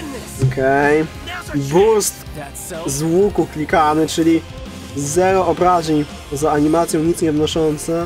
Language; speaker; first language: Polish; native; Polish